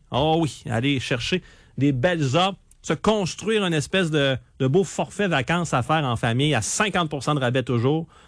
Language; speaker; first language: French; native; French